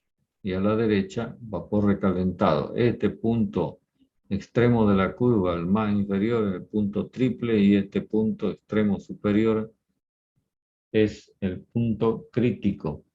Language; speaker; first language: Spanish; native; Spanish